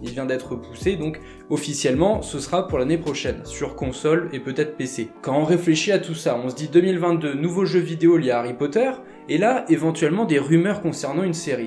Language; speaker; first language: French; native; French